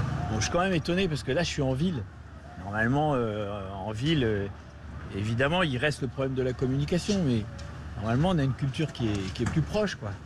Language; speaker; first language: French; native; French